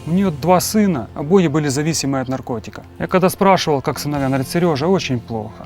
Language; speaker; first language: Russian; native; Russian